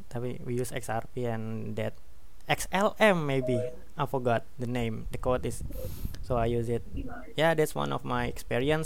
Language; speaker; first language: English; non-native, learner; Indonesian